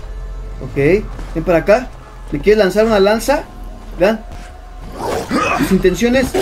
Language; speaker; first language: Spanish; native; Spanish